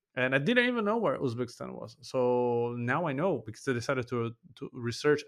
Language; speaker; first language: English; non-native, fluent; Portuguese